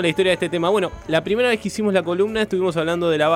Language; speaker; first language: Spanish; native; Spanish